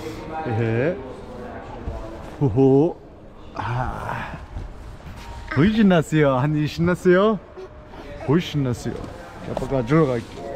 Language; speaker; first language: Korean; early bilingual, heritage; English